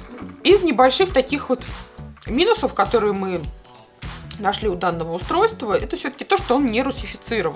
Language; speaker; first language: Russian; native; Russian